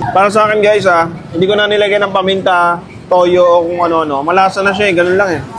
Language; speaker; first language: Filipino; native; Filipino